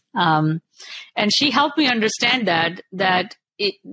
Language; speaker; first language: English; non-native, local second language; Punjabi